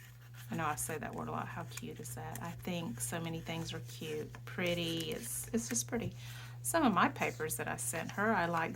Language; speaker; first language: English; native; English